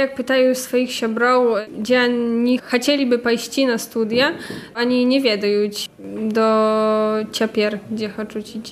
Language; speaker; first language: Polish; non-native, local second language; Belarusian